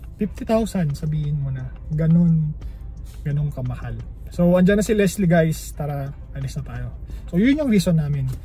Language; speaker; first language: Filipino; native; Filipino